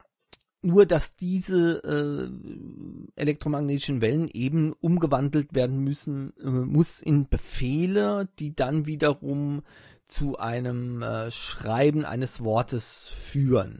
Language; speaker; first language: German; native; German